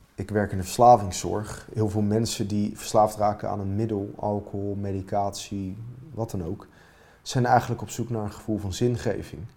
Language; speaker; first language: Dutch; non-native, fluent; Finnish